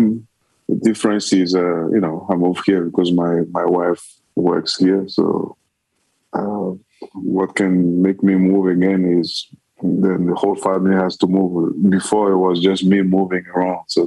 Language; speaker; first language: English; non-native, fluent; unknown